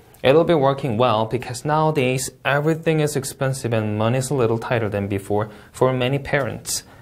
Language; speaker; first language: English; non-native, fluent; Korean